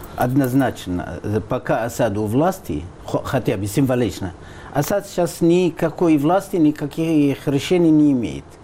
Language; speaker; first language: Russian; non-native, fluent; Arabic